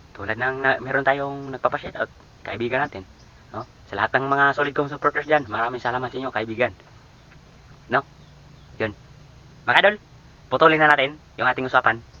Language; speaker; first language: Filipino; native; Filipino